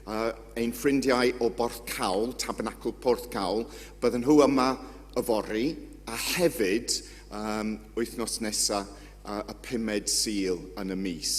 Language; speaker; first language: Welsh; non-native, fluent; English